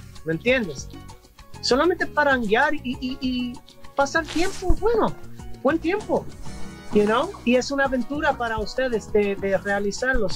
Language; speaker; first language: Spanish; early bilingual, heritage; English